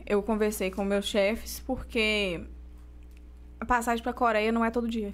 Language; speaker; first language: Portuguese; native; Portuguese